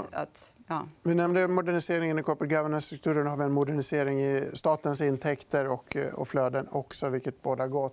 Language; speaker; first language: Swedish; native; Swedish